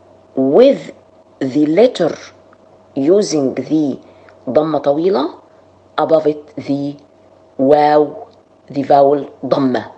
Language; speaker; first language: English; non-native, fluent; Arabic